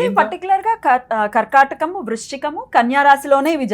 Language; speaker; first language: Telugu; native; Telugu